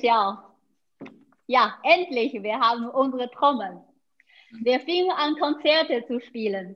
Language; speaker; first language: German; non-native, fluent; Chinese